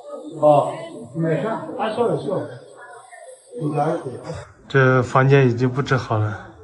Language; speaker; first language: Chinese; native; Chinese